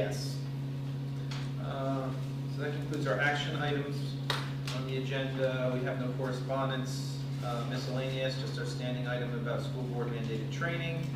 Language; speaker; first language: English; native; English